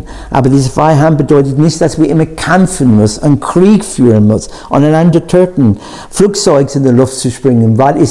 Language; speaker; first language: German; non-native, fluent; English